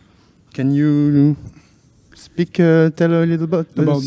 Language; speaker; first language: English; non-native, fluent; French